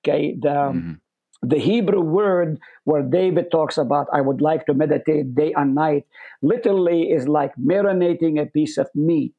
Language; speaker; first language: English; non-native, fluent; Hebrew